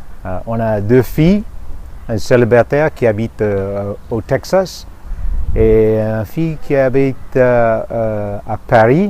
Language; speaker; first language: French; non-native, fluent; English